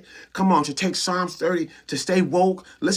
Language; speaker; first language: English; native; English